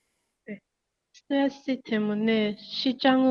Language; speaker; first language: Korean; non-native, learner; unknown